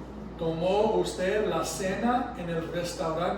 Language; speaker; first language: Spanish; non-native, fluent; English